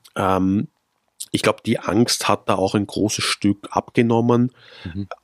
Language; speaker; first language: German; native; German